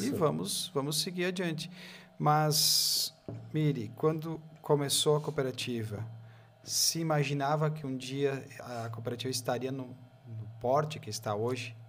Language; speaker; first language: Portuguese; native; Portuguese